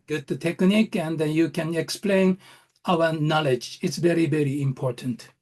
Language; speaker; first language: English; non-native, learner; Japanese